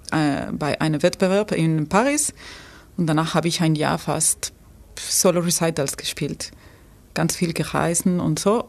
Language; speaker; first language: German; non-native, fluent; Spanish